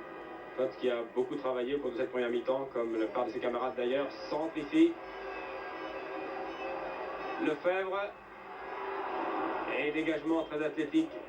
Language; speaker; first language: French; native; French